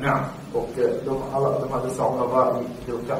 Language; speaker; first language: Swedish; early bilingual, other home language; Arabic